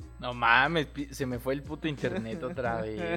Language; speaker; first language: Spanish; native; Spanish